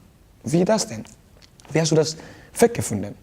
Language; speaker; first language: German; non-native, learner; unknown